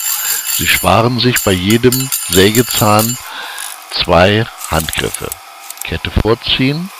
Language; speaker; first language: German; native; German